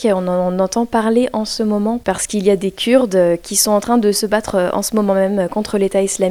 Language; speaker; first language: French; native; French